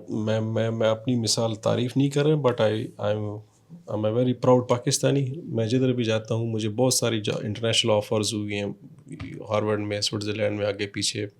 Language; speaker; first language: Urdu; non-native, local second language; Pashto